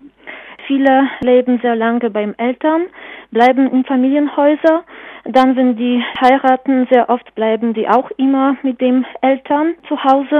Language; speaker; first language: German; non-native, fluent; Polish